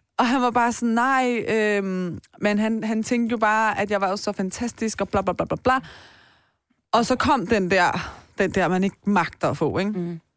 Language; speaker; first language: Danish; early bilingual, other home language; Persian